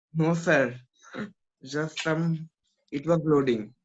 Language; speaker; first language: English; non-native, local second language; Bangla